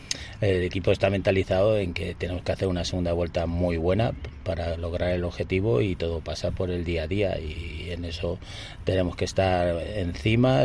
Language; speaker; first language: Spanish; native; Spanish